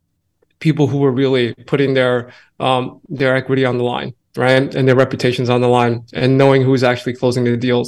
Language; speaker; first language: English; native; English